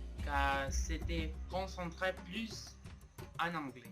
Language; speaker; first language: French; non-native, learner; Spanish